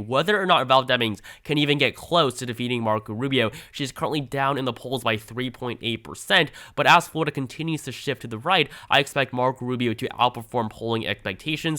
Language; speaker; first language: English; native; English